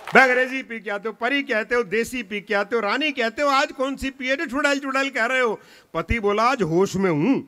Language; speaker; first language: Hindi; non-native, local second language; Punjabi